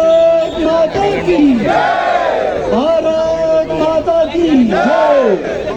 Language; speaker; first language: Hindi; non-native, local second language; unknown